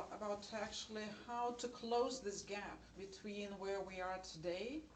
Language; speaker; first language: English; non-native, fluent; Lithuanian